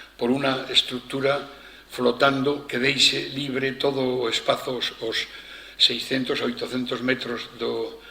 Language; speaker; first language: Galician; non-native, local second language; Spanish